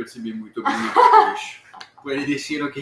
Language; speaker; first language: Portuguese; non-native, learner; French